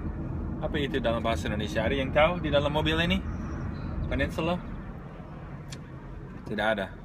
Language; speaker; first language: Indonesian; non-native, fluent; English